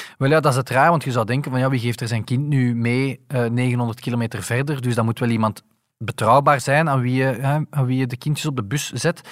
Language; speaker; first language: Dutch; native; Dutch